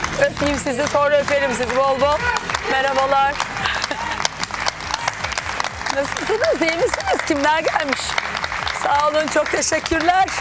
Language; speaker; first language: Turkish; native; Turkish